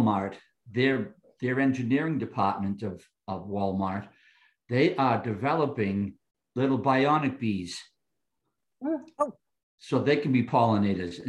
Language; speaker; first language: English; native; English